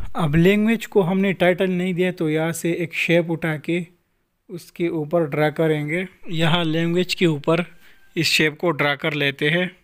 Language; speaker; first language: Urdu; non-native, local second language; Pashto